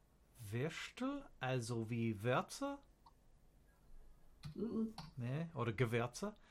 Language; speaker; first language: German; non-native, learner; English